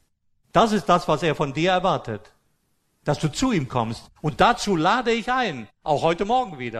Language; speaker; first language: German; native; German